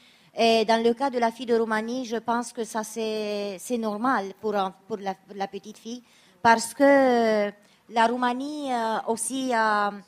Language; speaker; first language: French; non-native, fluent; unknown